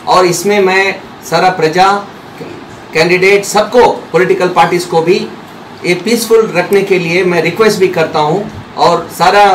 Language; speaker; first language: Hindi; non-native, local second language; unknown